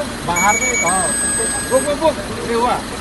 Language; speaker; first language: Hindi; non-native, local second language; Khasi